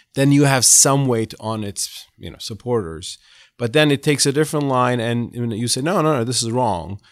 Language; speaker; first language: English; non-native, fluent; Turkish